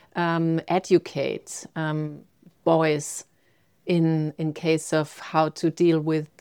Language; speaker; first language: English; non-native, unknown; German